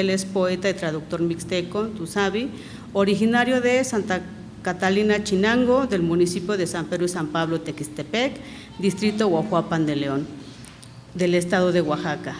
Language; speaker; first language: Spanish; non-native, local second language; Mixtepec Mixtec